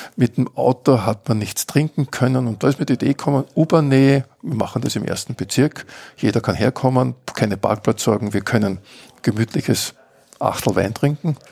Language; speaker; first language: German; native; German